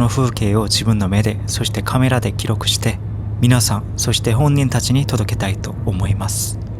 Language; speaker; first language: Japanese; non-native, fluent; Korean